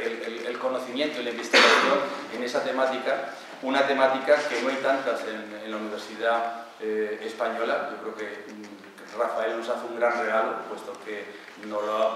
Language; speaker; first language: Spanish; native; Spanish